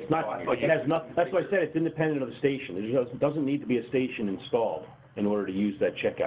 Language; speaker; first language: English; native; English